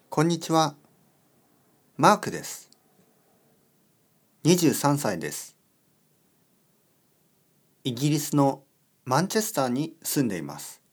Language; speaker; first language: Japanese; non-native, learner; English